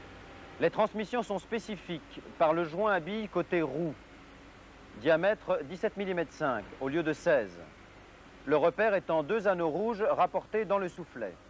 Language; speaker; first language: French; native; French